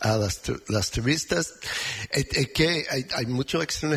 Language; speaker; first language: Spanish; non-native, fluent; English